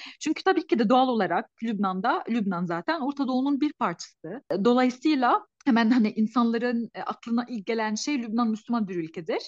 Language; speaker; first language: Turkish; non-native, fluent; Arabic